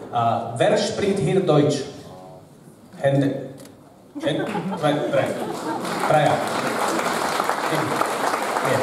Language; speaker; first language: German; non-native, learner; Slovak